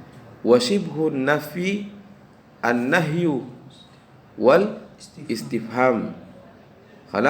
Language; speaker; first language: Arabic; non-native, fluent; Indonesian